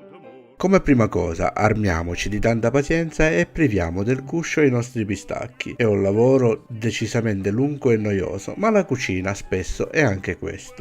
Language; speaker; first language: Italian; native; Italian